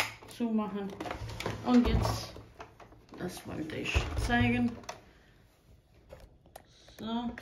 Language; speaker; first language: German; non-native, fluent; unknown